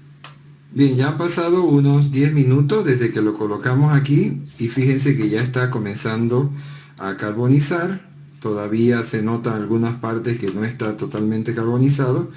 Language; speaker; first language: Spanish; native; Spanish